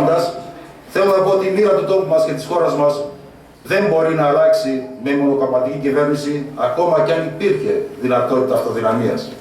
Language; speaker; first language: Greek; native; Greek